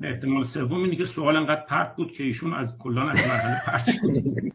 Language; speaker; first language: Persian; native; Persian